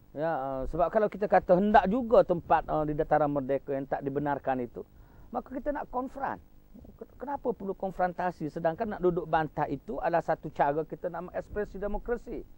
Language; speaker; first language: Malay; native; Malay